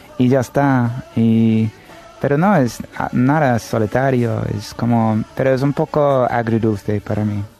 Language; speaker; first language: Spanish; non-native, fluent; English